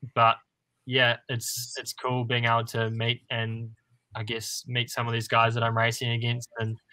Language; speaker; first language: English; native; English